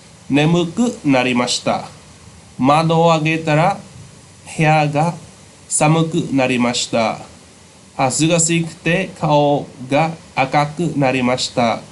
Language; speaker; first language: Japanese; non-native, fluent; Khmer